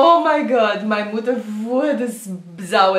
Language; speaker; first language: German; non-native, learner; Portuguese